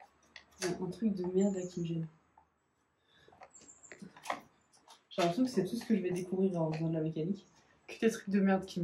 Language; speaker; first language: French; native; French